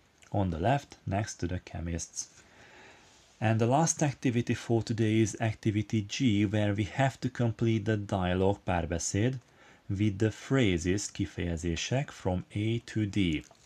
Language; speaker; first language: English; non-native, fluent; Hungarian